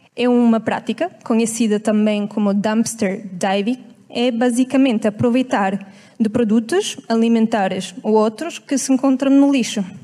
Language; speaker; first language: Portuguese; non-native, fluent; Italian